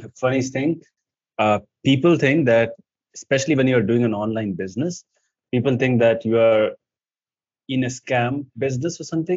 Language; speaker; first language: English; non-native, local second language; Hindi